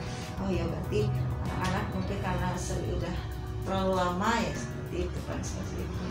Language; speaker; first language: Indonesian; non-native, local second language; Sundanese